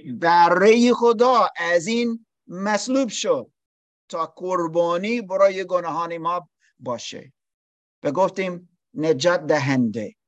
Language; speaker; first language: Persian; non-native, learner; English